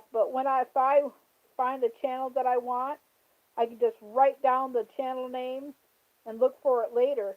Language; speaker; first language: English; native; English